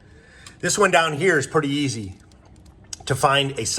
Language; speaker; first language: English; native; English